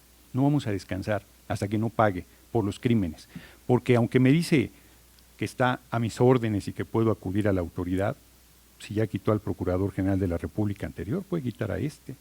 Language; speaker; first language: Spanish; native; Spanish